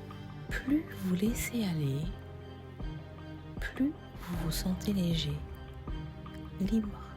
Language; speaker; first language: French; native; French